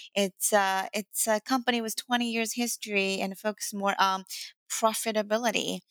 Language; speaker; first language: English; non-native, fluent; Chinese